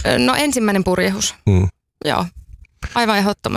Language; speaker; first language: Finnish; native; Finnish